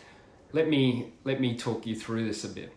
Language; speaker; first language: English; native; English